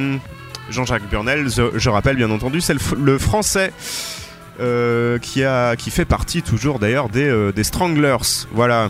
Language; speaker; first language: French; native; French